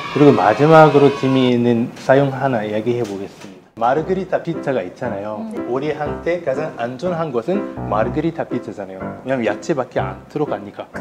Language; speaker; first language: Korean; non-native, fluent; Arabic